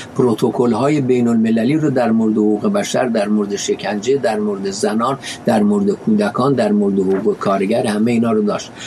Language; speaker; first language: Persian; non-native, local second language; Central Kurdish